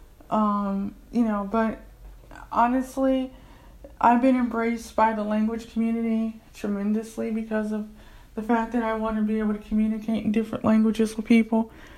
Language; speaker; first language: English; native; English